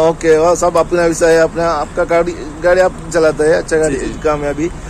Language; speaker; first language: Hindi; non-native, local second language; Malayalam